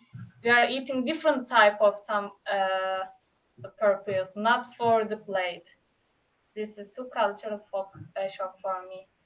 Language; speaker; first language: English; non-native, learner; Turkish